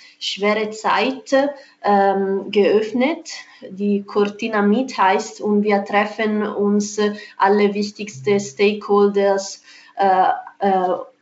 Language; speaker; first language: German; non-native, fluent; Italian